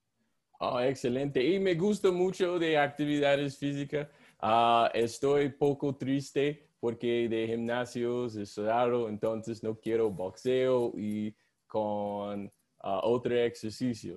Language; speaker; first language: Spanish; non-native, learner; English